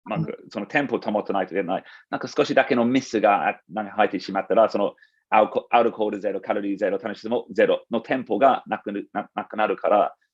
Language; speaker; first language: Japanese; non-native, fluent; English